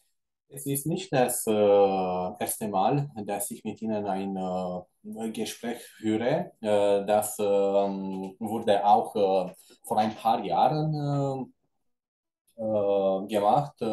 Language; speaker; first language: German; non-native, fluent; Romanian